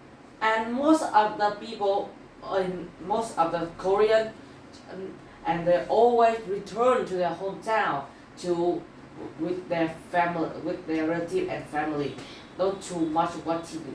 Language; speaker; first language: English; non-native, learner; Vietnamese